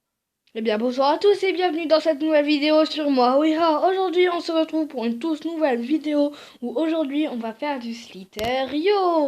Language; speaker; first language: French; native; French